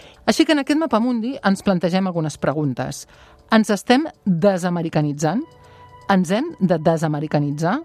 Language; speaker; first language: Catalan; native; Catalan